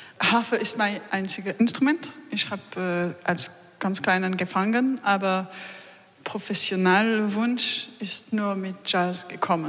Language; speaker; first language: German; non-native, learner; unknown